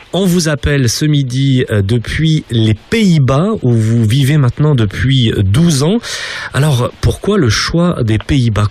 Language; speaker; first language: French; native; French